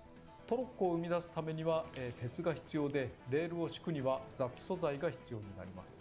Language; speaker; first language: Japanese; native; Japanese